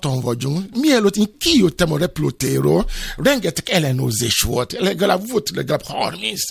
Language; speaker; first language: Hungarian; non-native, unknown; Yoruba